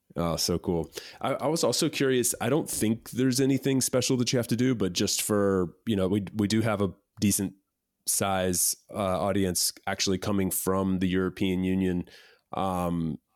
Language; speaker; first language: English; native; English